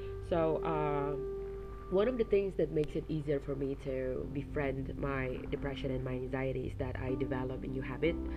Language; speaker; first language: English; non-native, fluent; Indonesian